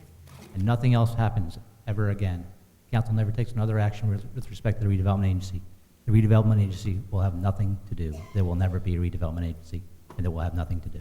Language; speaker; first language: English; native; English